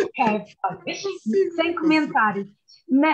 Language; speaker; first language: Portuguese; native; Portuguese